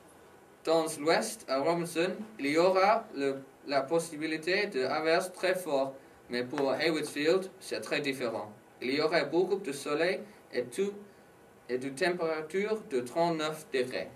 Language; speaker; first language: French; non-native, learner; English